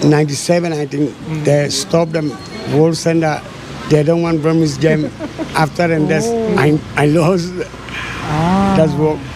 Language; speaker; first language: English; non-native, learner; Burmese